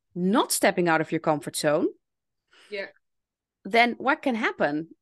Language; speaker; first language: English; non-native, fluent; Dutch